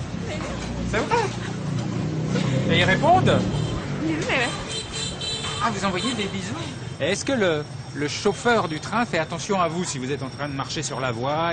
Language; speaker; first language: French; native; French